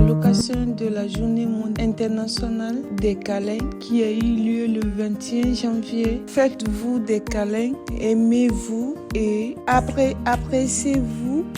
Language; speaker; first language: French; non-native, learner; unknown